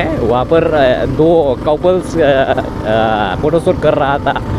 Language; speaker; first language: Hindi; non-native, learner; Bodo